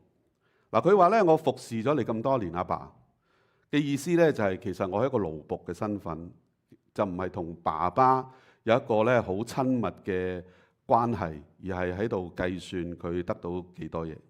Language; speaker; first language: Chinese; native; Chinese